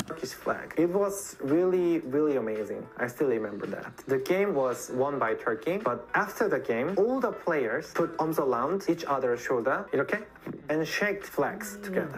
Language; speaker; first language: English; non-native, fluent; Korean